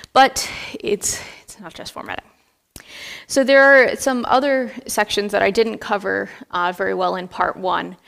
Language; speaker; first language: English; native; English